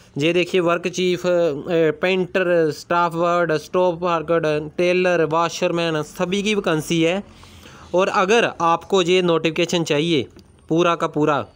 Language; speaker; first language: Hindi; non-native, local second language; Punjabi